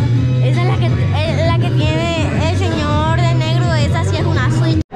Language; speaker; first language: Spanish; native; Spanish